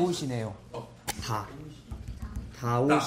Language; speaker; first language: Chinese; non-native, learner; Korean